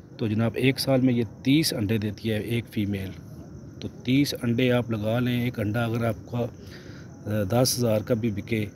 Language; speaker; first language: Urdu; non-native, local second language; Punjabi